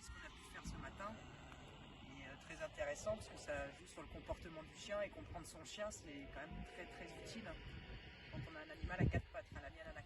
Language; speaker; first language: French; native; French